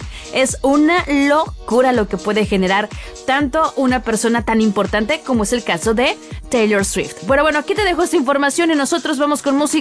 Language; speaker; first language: Spanish; native; Spanish